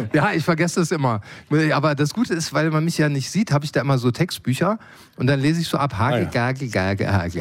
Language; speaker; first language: German; native; German